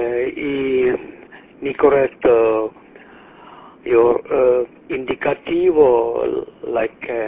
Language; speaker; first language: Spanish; non-native, learner; Russian